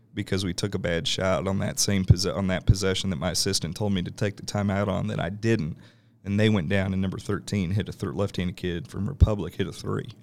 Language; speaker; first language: English; native; English